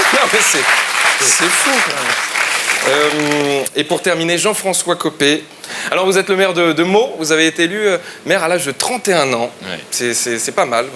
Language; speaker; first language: French; native; French